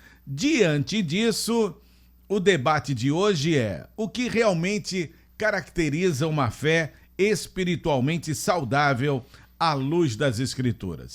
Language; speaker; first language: Portuguese; native; Portuguese